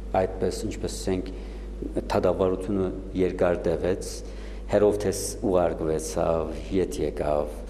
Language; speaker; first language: Armenian; native; Armenian